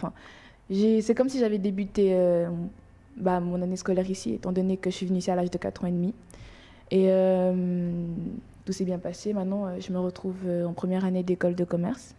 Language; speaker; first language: French; early bilingual, other home language; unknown